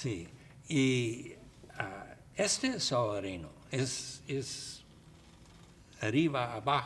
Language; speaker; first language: Spanish; non-native, learner; English